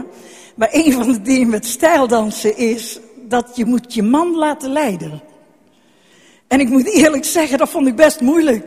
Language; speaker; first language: Dutch; native; Dutch